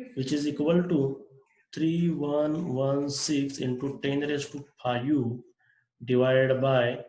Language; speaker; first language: English; non-native, local second language; Marathi